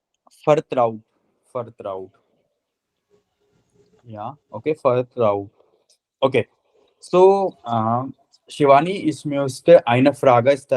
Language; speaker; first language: German; non-native, fluent; Hindi